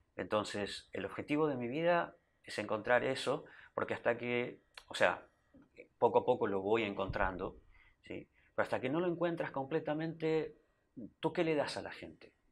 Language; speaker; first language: Spanish; native; Spanish